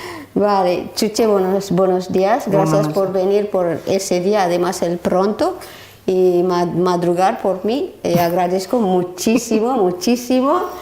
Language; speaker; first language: Spanish; non-native, learner; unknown